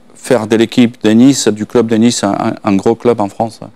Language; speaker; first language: French; non-native, fluent; Slovak